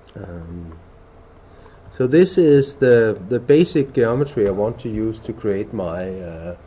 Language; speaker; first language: English; non-native, fluent; Danish